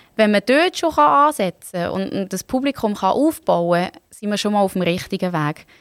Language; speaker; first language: German; native; German